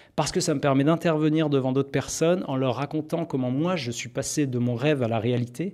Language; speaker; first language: French; native; French